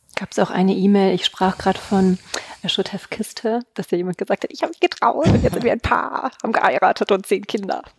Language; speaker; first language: German; native; German